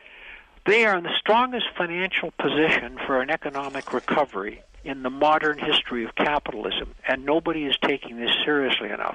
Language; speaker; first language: English; native; English